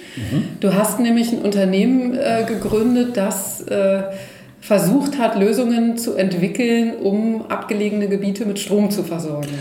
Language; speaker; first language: German; native; German